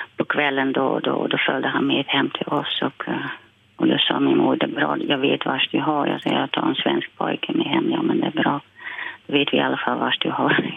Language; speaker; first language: Swedish; non-native, fluent; Dutch